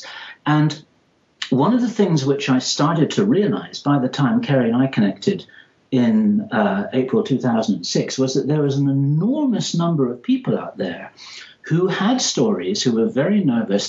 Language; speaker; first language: English; native; English